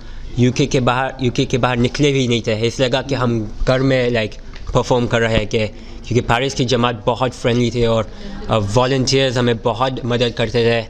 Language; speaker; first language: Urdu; early bilingual, heritage; Urdu